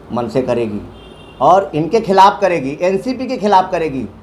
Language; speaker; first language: Hindi; non-native, local second language; Urdu